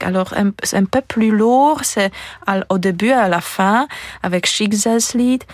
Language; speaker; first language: French; non-native, fluent; Polish